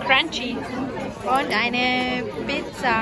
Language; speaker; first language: German; early bilingual, other home language; Russian